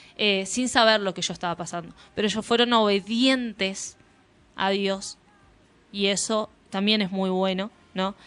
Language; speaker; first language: Spanish; native; Spanish